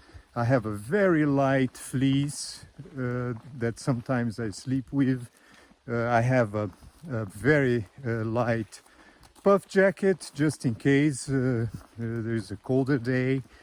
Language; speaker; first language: English; non-native, fluent; Portuguese